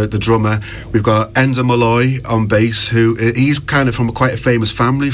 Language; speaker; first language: English; native; English